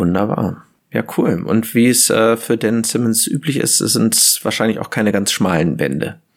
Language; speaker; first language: German; native; German